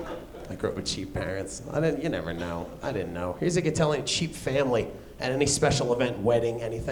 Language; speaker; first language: English; native; English